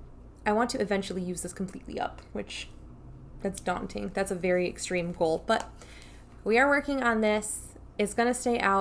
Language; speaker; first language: English; native; English